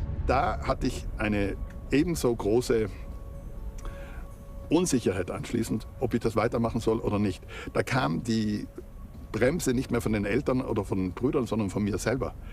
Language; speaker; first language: German; native; German